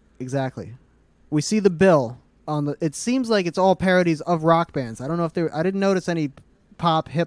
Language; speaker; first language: English; native; English